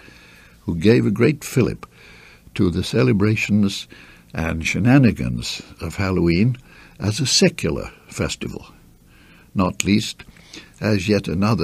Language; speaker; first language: English; native; English